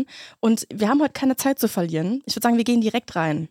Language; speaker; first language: German; native; German